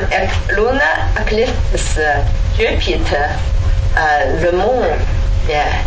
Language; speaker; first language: English; non-native, learner; Chinese